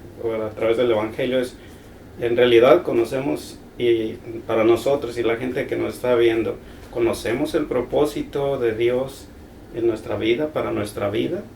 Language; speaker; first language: Spanish; native; Spanish